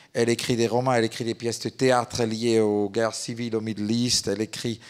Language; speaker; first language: French; native; French